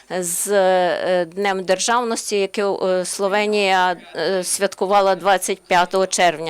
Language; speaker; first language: Ukrainian; non-native, learner; Slovenian